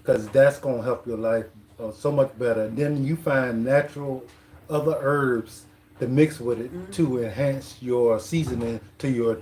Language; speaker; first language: English; native; English